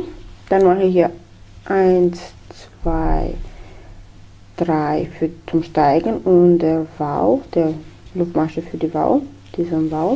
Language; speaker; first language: German; non-native, fluent; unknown